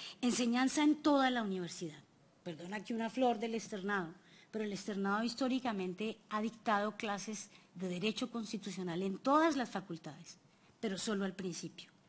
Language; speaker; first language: Spanish; native; Spanish